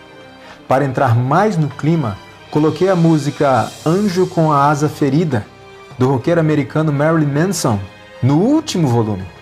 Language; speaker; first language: Portuguese; native; Portuguese